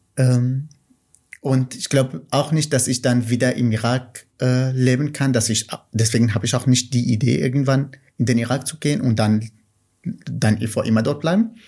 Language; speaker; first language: German; non-native, fluent; Kurdish